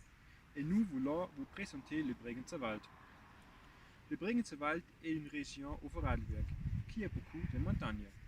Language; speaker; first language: French; non-native, learner; German